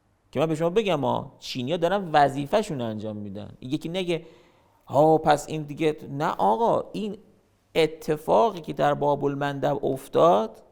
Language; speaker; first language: Persian; native; Persian